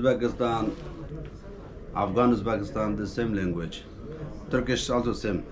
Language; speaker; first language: English; non-native, learner; Persian